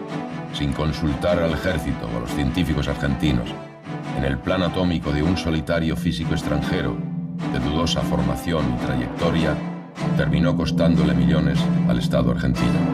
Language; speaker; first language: Spanish; native; Spanish